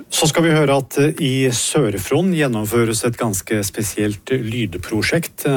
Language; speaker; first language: Norwegian; native; Norwegian